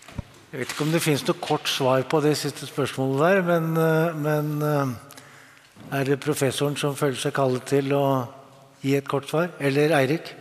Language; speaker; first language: Norwegian; native; Norwegian